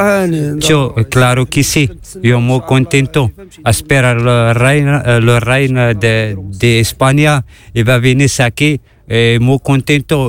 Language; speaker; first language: Spanish; non-native, learner; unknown